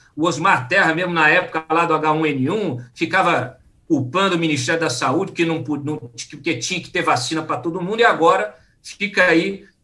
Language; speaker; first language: Portuguese; native; Portuguese